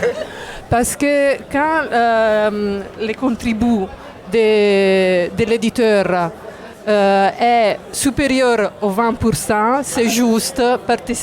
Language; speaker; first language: French; non-native, learner; Italian